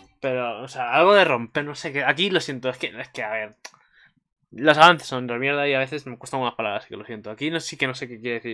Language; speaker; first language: Spanish; native; Spanish